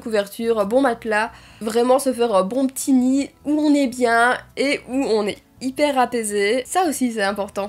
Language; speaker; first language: French; native; French